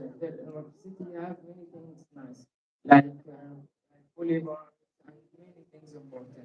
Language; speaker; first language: English; non-native, learner; Arabic